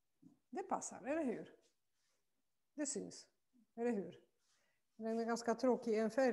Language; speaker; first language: Swedish; non-native, fluent; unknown